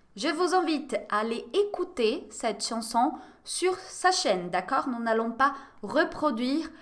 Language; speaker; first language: French; non-native, fluent; Portuguese